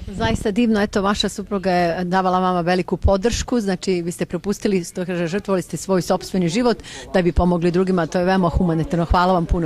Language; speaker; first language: Bosnian; native; Bosnian